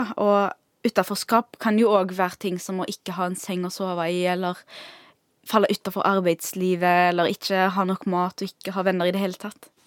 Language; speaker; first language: Norwegian; early bilingual, other home language; Arabic